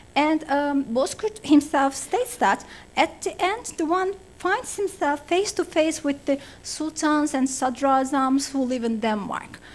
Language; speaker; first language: English; non-native, fluent; Turkish